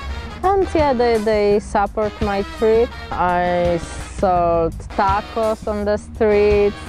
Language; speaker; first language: English; non-native, learner; Polish